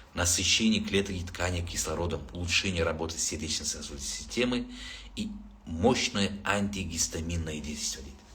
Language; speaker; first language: Russian; non-native, local second language; Kazakh